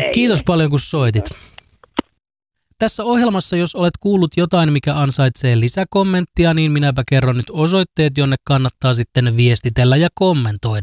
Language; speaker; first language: Finnish; native; Finnish